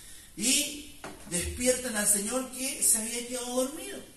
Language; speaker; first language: Spanish; native; Spanish